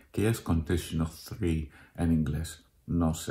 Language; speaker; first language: Spanish; non-native, learner; English